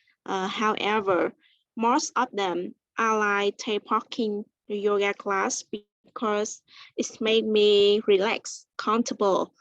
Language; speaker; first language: English; non-native, learner; Vietnamese